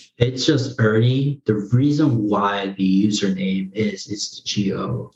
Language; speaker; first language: English; early bilingual, other home language; Korean